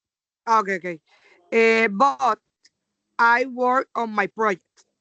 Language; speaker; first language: English; non-native, learner; Spanish